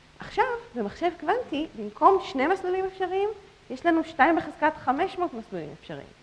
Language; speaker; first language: Hebrew; native; Hebrew